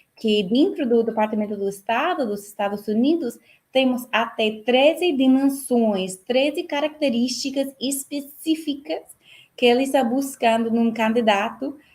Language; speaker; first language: Portuguese; non-native, fluent; English